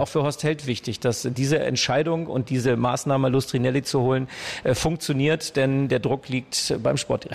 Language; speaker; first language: German; native; German